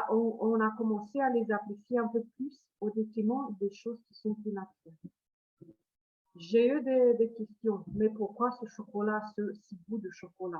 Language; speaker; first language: French; non-native, fluent; Romanian